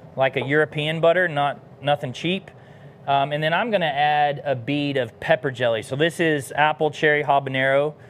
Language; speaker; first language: English; native; English